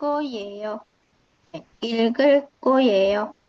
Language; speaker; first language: Korean; non-native, fluent; Indonesian